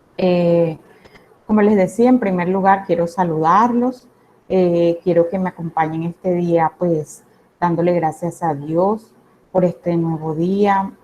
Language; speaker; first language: Spanish; native; Spanish